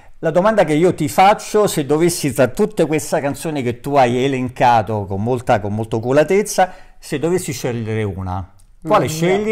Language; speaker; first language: Italian; native; Italian